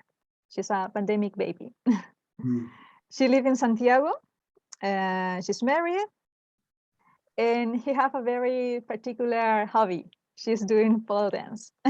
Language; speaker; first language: English; non-native, learner; Spanish